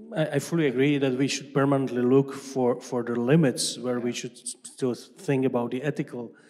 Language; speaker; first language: English; non-native, fluent; Czech